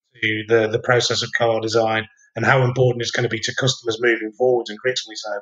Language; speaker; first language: English; native; English